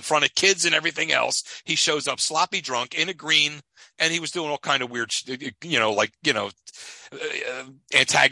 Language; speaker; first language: English; native; English